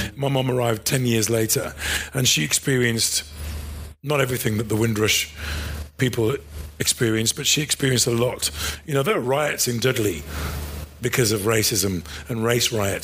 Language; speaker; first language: English; native; English